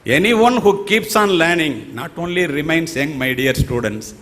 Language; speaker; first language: English; non-native, local second language; Tamil